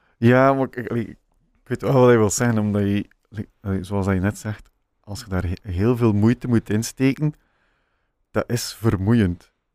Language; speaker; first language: Dutch; native; Dutch